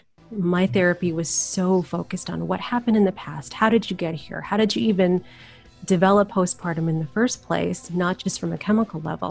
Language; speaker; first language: English; early bilingual, other home language; Filipino